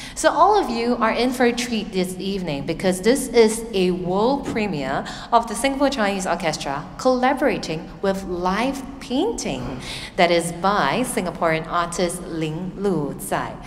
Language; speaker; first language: English; non-native, local second language; Chinese